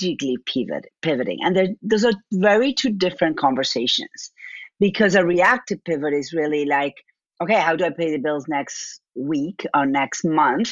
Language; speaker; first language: English; non-native, fluent; Spanish